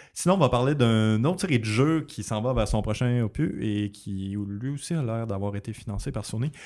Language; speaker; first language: French; native; French